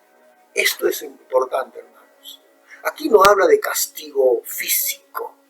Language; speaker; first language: Spanish; native; Spanish